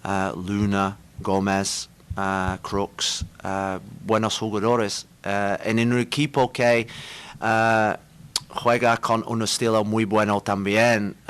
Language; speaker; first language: Spanish; non-native, learner; English